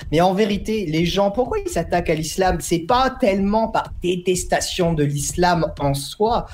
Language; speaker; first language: French; native; French